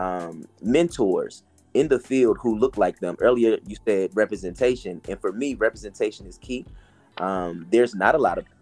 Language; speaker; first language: English; native; English